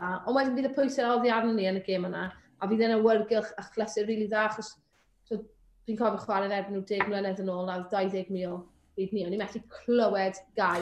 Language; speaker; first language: Welsh; native; Welsh